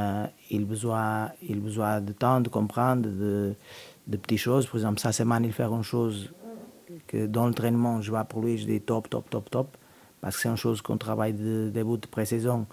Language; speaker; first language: French; non-native, learner; Portuguese